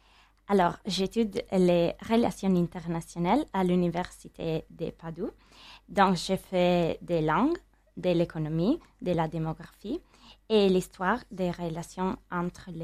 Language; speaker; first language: French; non-native, learner; Italian